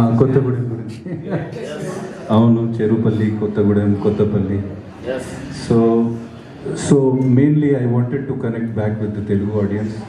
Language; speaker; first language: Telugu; non-native, fluent; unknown